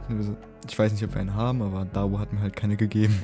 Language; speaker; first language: German; native; German